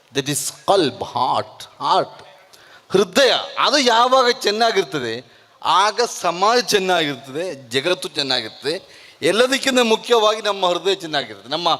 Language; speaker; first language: Kannada; non-native, local second language; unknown